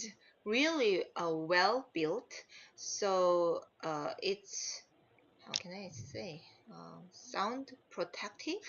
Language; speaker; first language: English; non-native, learner; Korean